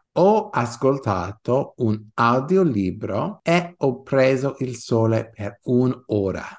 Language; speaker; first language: Italian; non-native, learner; English